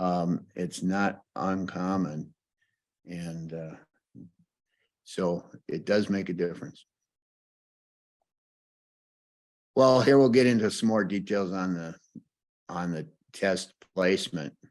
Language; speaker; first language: English; native; English